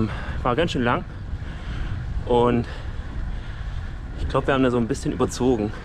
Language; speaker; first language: German; native; German